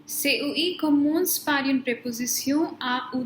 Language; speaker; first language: French; non-native, fluent; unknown